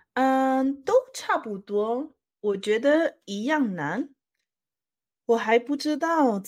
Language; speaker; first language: Chinese; non-native, learner; Spanish